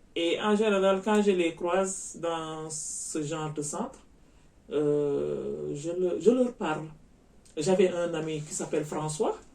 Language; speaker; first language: French; non-native, local second language; Wolof